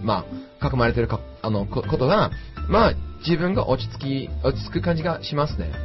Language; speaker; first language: Japanese; non-native, fluent; English